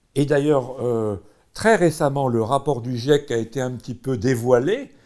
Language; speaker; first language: French; native; French